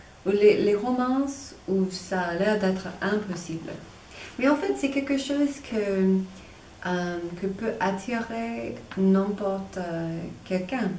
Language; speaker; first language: French; non-native, fluent; English